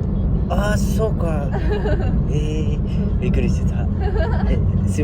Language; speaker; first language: Japanese; non-native, learner; Indonesian